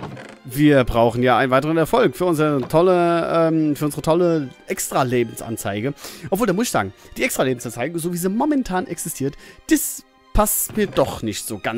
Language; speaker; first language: German; native; German